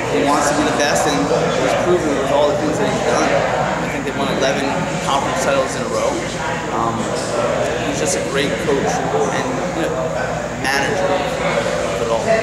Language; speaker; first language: English; native; English